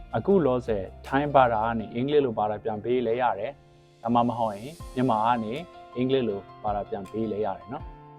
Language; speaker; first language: Burmese; non-native, local second language; Western Kayah